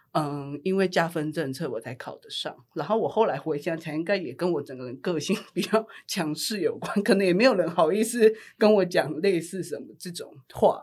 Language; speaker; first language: Chinese; native; Chinese